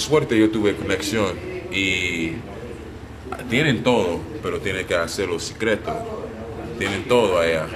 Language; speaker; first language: Spanish; non-native, learner; English